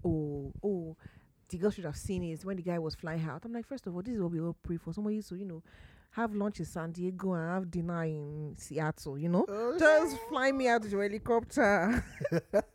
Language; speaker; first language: English; non-native, local second language; Yoruba